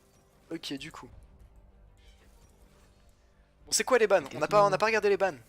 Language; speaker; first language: French; native; French